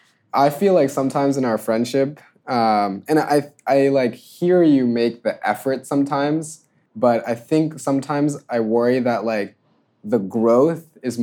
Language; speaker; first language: English; native; English